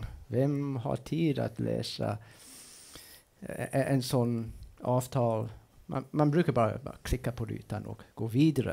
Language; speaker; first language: Swedish; non-native, fluent; English